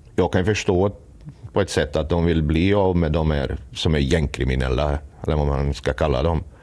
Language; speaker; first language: Swedish; non-native, fluent; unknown